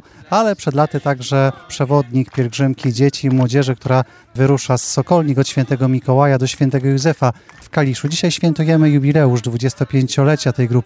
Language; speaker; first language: Polish; native; Polish